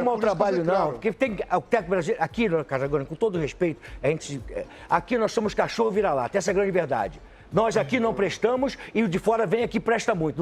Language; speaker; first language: Portuguese; native; Portuguese